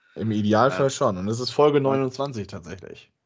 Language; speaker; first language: German; native; German